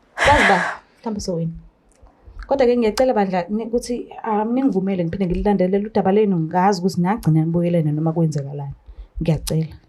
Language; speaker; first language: Zulu; native; Zulu